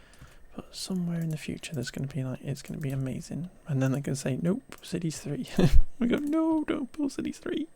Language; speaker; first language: English; native; English